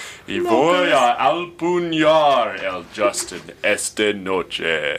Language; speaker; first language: Spanish; non-native, learner; English